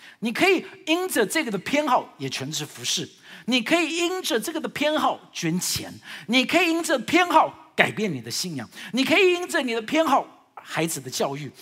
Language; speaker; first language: Chinese; early bilingual, heritage; Chinese